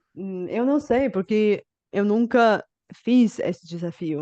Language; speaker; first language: Portuguese; non-native, fluent; Bulgarian